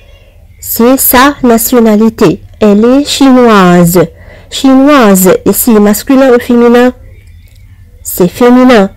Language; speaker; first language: French; non-native, fluent; Arabic